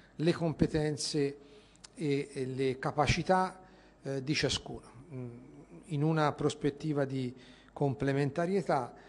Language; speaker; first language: Italian; native; Italian